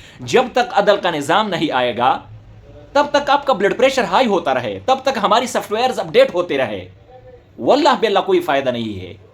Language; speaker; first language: Urdu; non-native, local second language; Northern Hindko